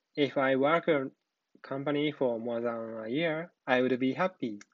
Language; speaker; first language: English; non-native, learner; Japanese